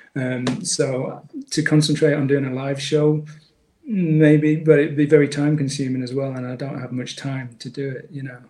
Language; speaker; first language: English; native; English